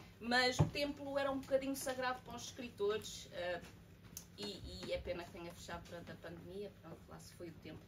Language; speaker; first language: Portuguese; native; Portuguese